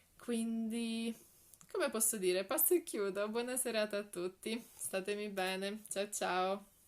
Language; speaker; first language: Italian; non-native, fluent; Polish